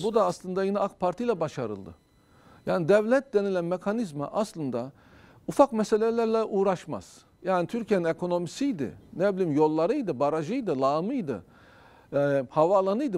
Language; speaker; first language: Turkish; native; Turkish